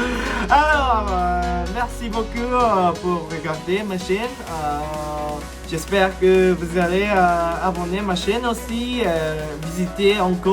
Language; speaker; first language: French; non-native, learner; Japanese